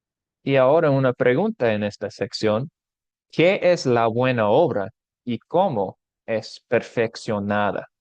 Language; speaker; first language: Spanish; non-native, fluent; English